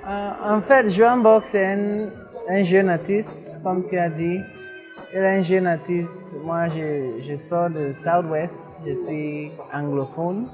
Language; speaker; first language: French; non-native, local second language; English